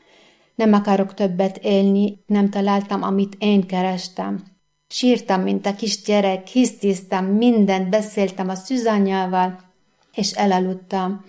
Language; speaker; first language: Hungarian; non-native, fluent; Arabic